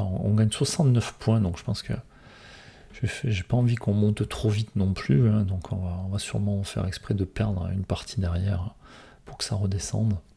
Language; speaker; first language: French; native; French